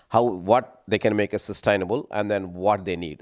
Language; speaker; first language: English; non-native, local second language; Telugu